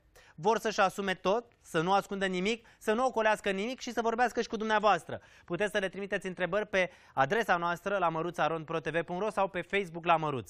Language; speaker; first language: Romanian; native; Romanian